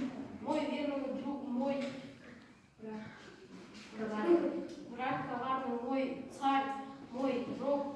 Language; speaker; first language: Russian; non-native, local second language; Kazakh